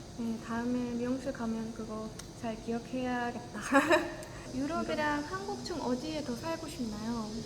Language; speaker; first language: Korean; non-native, fluent; Estonian